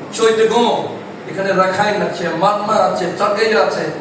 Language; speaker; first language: Bangla; non-native, local second language; Chakma